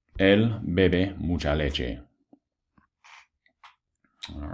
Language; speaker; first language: Spanish; non-native, fluent; English